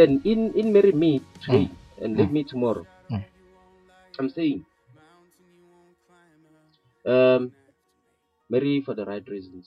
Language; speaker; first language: English; non-native, local second language; Northern Sotho